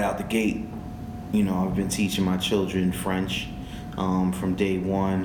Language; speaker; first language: English; early bilingual, other home language; French